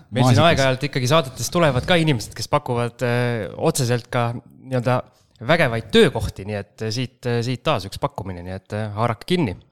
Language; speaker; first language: Estonian; native; Estonian